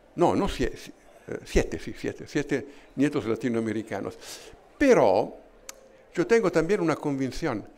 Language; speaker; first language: Spanish; non-native, fluent; Italian